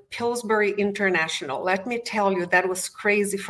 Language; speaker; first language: English; non-native, fluent; Portuguese